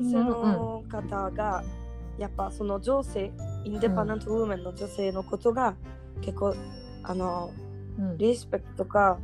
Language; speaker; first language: Japanese; non-native, learner; French